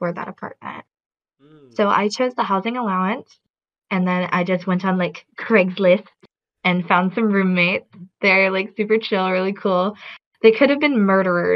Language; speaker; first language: English; native; English